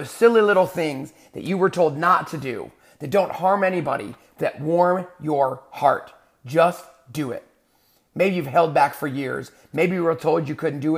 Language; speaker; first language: English; native; English